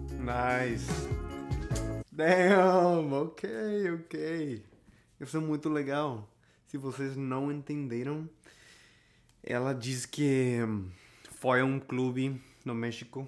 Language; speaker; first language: Portuguese; non-native, learner; Spanish